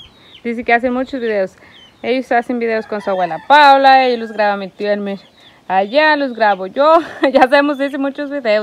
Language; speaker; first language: Spanish; native; Spanish